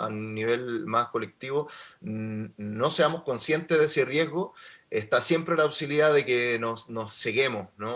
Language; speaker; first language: Spanish; native; Spanish